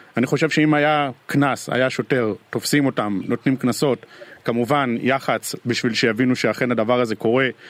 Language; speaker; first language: Hebrew; native; Hebrew